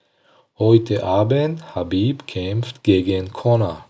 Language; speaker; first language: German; non-native, learner; Tajik